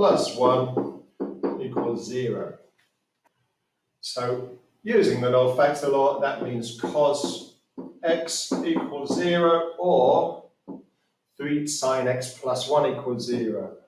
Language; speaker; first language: English; native; English